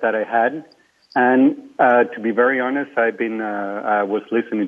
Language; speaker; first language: English; non-native, fluent; Spanish